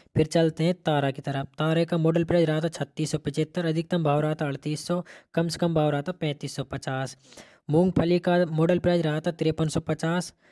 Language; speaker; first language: Hindi; native; Hindi